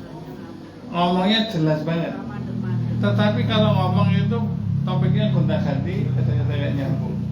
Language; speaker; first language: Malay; non-native, local second language; Javanese